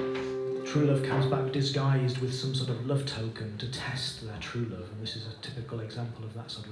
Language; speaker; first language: English; native; English